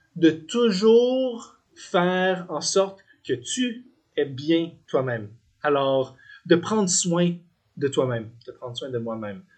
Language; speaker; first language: French; native; French